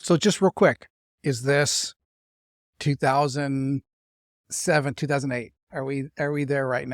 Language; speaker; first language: English; native; English